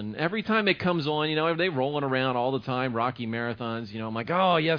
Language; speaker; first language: English; native; English